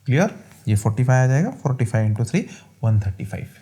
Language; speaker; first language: Hindi; non-native, local second language; Marathi